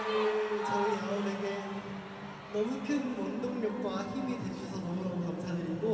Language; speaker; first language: Korean; native; Korean